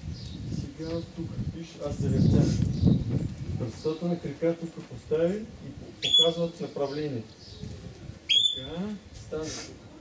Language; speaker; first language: Bulgarian; non-native, learner; Russian